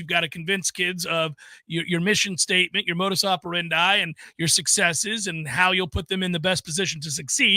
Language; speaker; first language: English; native; English